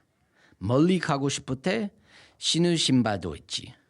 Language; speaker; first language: Korean; non-native, fluent; English